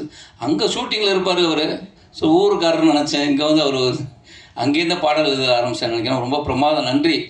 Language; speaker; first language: Tamil; native; Tamil